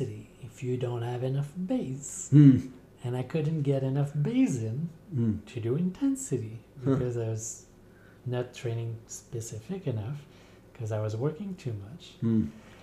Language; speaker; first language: English; non-native, fluent; French